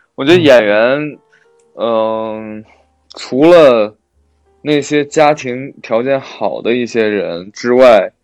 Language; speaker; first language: Chinese; non-native, local second language; Korean